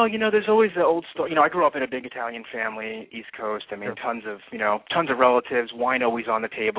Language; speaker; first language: English; native; English